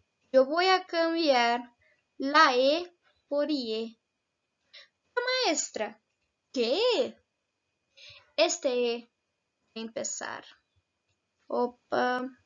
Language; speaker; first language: Spanish; non-native, fluent; Portuguese